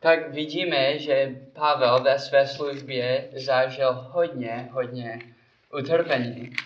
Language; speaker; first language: Czech; non-native, learner; English